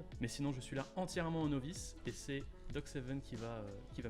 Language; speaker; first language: French; native; French